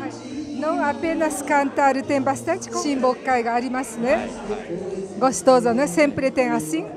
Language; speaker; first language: Portuguese; non-native, learner; Japanese